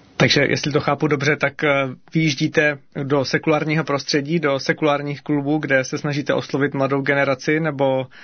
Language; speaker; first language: Czech; native; Czech